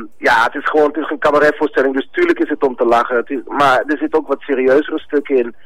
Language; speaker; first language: Dutch; early bilingual, other home language; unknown